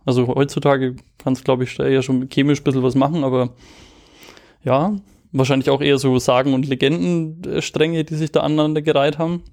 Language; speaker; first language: German; native; German